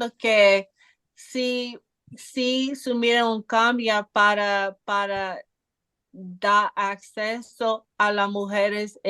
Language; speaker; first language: Spanish; non-native, learner; English